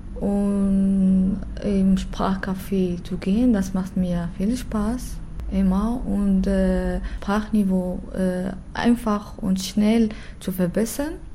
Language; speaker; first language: German; non-native, learner; Arabic